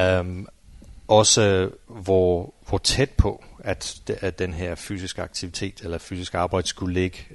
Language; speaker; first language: Danish; non-native, fluent; English